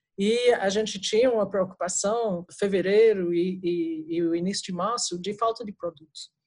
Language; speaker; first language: Portuguese; non-native, fluent; English